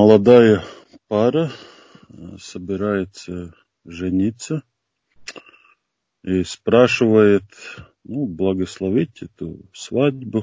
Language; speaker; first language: Russian; non-native, fluent; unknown